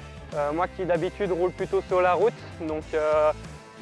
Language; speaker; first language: French; native; French